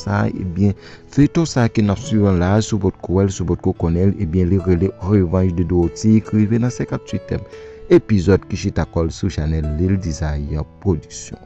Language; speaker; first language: French; non-native, local second language; Haitian Creole